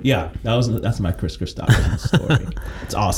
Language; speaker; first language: English; early bilingual, other home language; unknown